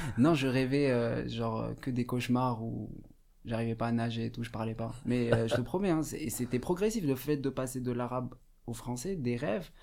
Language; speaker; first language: French; non-native, local second language; Arabic